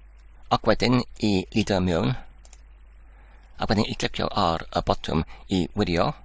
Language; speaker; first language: Welsh; non-native, learner; English